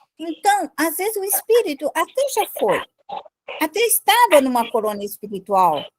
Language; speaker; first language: Portuguese; native; Portuguese